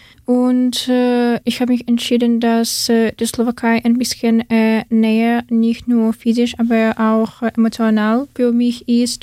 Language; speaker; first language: German; non-native, learner; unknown